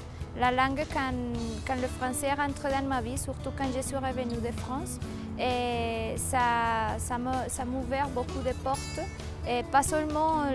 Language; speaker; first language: French; non-native, fluent; Spanish